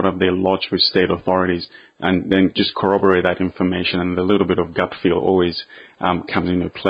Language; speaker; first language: English; non-native, local second language; Bemba